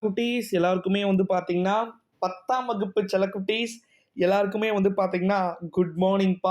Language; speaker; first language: Tamil; native; Tamil